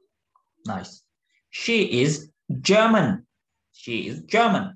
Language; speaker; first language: English; non-native, fluent; Turkish